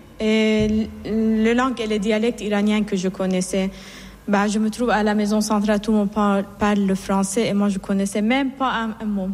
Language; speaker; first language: French; non-native, fluent; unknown